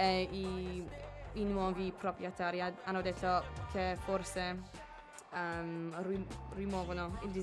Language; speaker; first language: Italian; non-native, learner; English